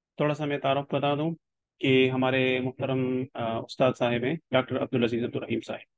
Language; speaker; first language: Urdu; non-native, local second language; Pashto